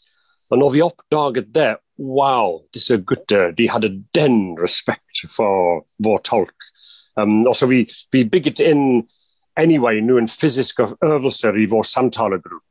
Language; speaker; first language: Norwegian; non-native, fluent; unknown